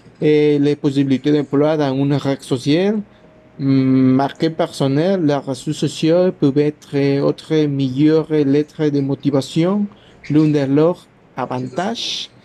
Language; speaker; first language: French; non-native, learner; Spanish